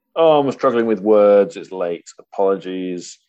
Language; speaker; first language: English; native; English